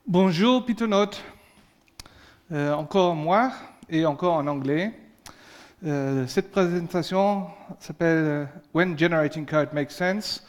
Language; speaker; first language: French; non-native, learner; English